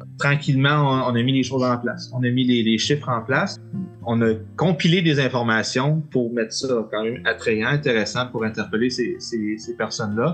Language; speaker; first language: French; native; French